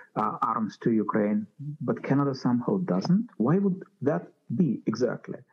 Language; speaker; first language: English; non-native, fluent; Ukrainian